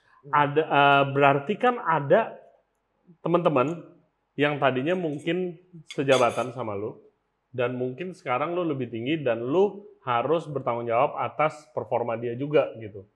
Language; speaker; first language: Indonesian; native; Indonesian